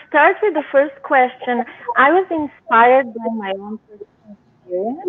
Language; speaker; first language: English; non-native, fluent; Bulgarian